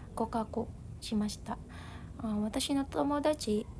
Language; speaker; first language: Japanese; non-native, learner; Indonesian